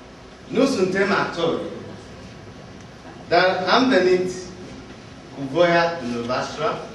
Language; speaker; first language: Romanian; non-native, learner; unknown